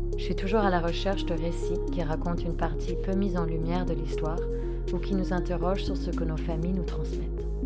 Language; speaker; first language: French; native; French